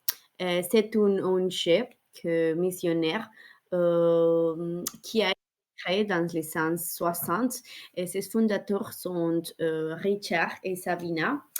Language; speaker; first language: French; non-native, learner; Spanish